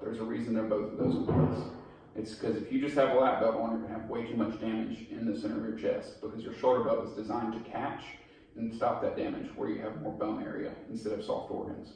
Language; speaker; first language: English; native; English